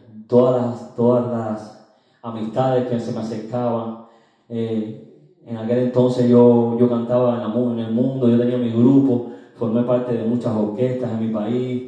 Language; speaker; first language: Spanish; native; Spanish